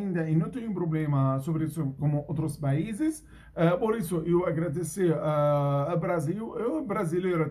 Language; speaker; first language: Portuguese; non-native, learner; Arabic